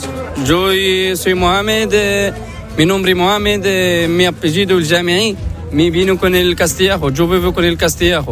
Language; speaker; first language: Spanish; non-native, learner; Arabic